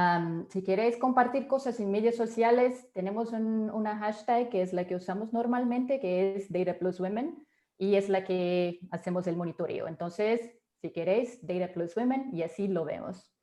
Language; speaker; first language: Spanish; non-native, fluent; Portuguese